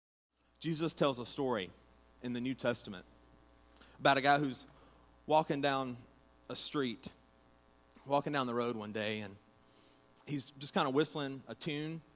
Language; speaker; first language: English; native; English